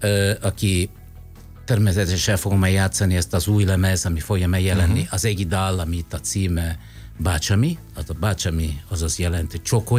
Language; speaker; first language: Hungarian; non-native, fluent; Italian